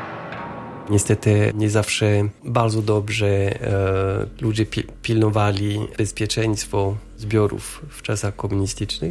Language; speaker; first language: Polish; non-native, fluent; French